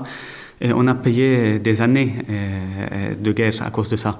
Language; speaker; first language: French; non-native, local second language; Arabic